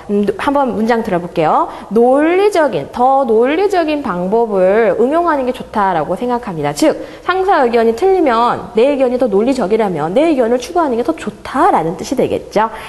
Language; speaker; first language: Korean; native; Korean